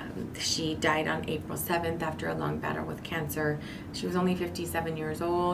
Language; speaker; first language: English; native; English